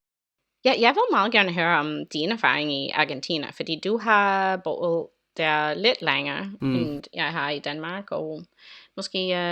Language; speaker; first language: Danish; non-native, learner; English